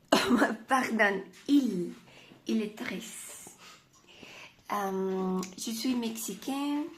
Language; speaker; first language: French; non-native, learner; Spanish